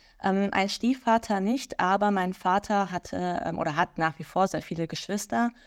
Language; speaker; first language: German; native; German